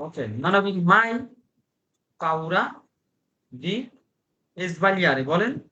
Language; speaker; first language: Italian; non-native, fluent; Bangla